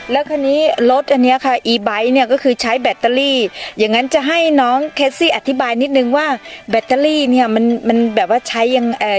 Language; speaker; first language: Thai; native; Thai